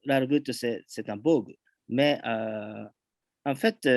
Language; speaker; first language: French; non-native, fluent; Japanese